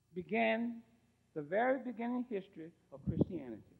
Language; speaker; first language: English; native; English